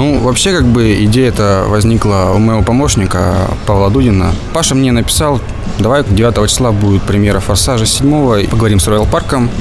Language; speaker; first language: Russian; native; Russian